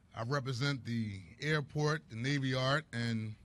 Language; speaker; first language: English; native; English